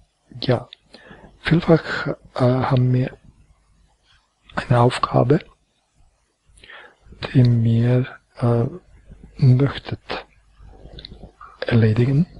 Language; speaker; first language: German; non-native, fluent; Croatian